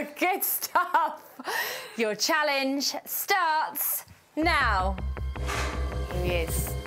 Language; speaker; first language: English; native; English